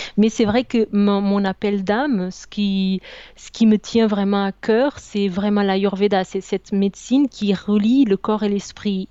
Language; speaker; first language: French; non-native, fluent; Portuguese